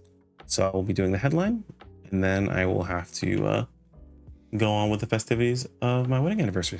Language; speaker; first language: English; native; English